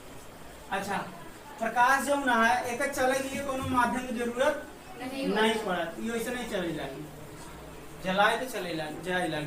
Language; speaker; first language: Hindi; native; Hindi